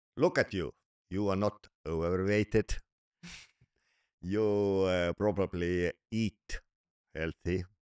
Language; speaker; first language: English; non-native, learner; Estonian